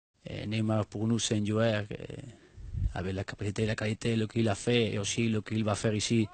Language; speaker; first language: French; non-native, fluent; Spanish